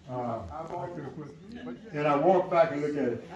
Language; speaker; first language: English; native; English